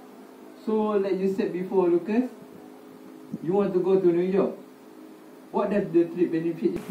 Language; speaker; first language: English; non-native, local second language; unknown